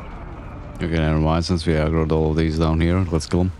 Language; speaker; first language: English; native; English